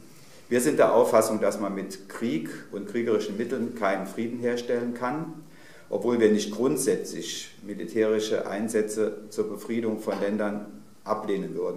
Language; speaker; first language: German; native; German